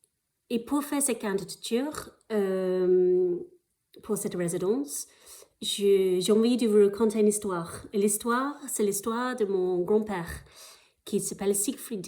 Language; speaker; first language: French; non-native, fluent; English